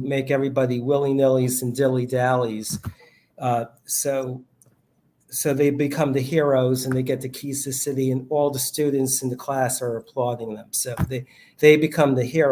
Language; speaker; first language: English; native; English